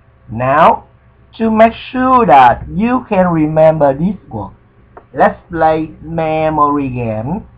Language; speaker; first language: English; non-native, fluent; Vietnamese